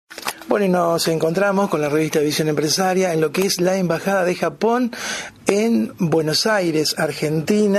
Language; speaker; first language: Spanish; native; Spanish